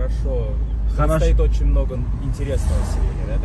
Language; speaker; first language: Russian; native; Russian